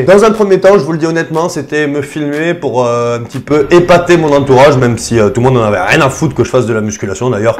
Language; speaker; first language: French; native; French